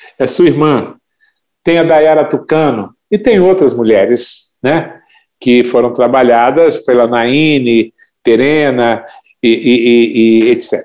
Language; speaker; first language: Portuguese; native; Portuguese